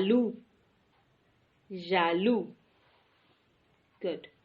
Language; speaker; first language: French; non-native, fluent; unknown